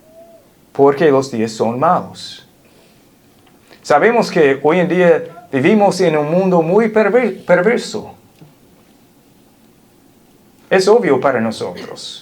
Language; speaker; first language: Spanish; non-native, fluent; English